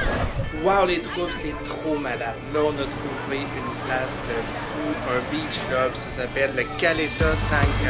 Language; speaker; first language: French; native; French